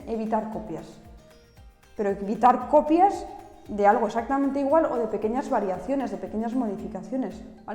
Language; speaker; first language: Spanish; native; Spanish